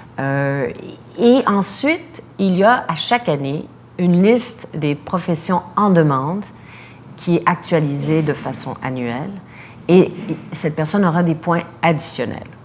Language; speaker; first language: French; native; French